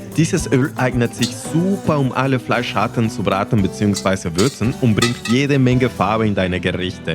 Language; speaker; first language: German; non-native, fluent; Spanish